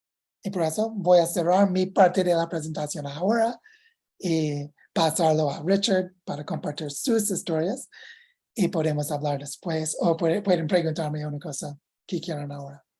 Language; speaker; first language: Spanish; non-native, fluent; English